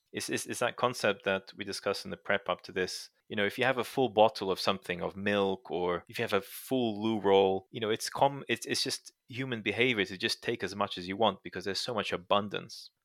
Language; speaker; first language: English; non-native, fluent; Portuguese